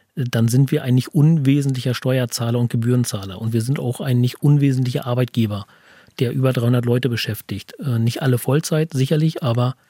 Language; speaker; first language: German; native; German